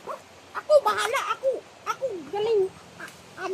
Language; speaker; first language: Cebuano; non-native, local second language; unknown